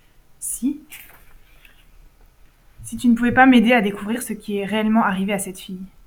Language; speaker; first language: French; native; French